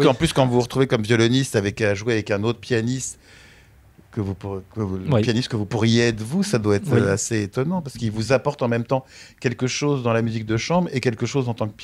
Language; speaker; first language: French; native; French